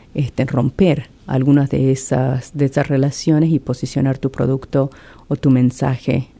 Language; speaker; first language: Spanish; native; Spanish